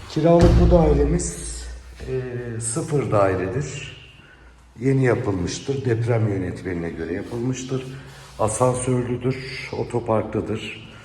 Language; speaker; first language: Turkish; native; Turkish